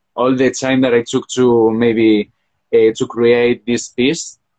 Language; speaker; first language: English; non-native, fluent; Spanish